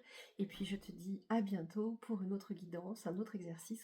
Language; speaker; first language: French; native; French